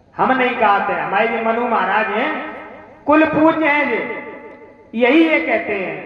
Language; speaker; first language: Hindi; native; Hindi